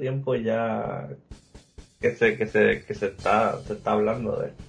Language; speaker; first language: Spanish; native; Spanish